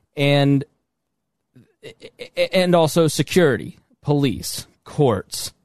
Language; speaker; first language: English; native; English